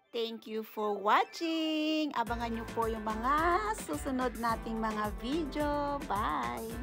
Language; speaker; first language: Filipino; native; Filipino